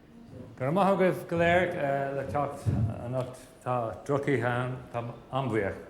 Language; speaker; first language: Irish; non-native, local second language; English